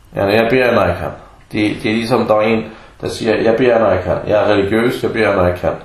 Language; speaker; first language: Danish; non-native, fluent; Arabic